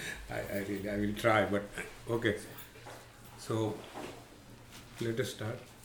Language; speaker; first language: English; non-native, local second language; Gujarati